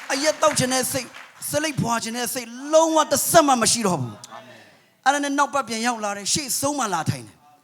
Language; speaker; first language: Burmese; non-native, local second language; Kachin